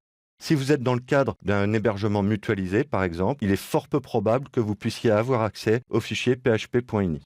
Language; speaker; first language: French; native; French